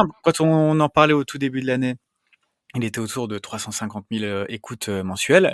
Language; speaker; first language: French; native; French